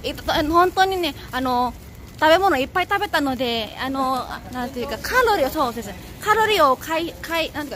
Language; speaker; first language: Japanese; non-native, learner; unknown